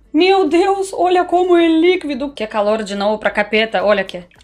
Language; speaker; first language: Portuguese; non-native, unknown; Russian